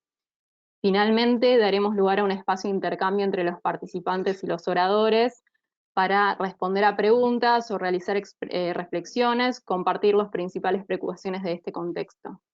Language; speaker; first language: Spanish; native; Spanish